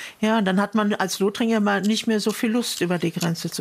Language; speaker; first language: German; native; German